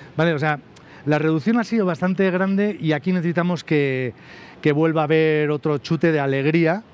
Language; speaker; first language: Spanish; native; Spanish